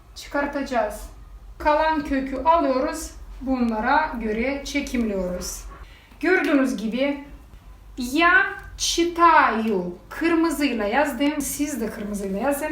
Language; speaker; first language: Turkish; non-native, fluent; Russian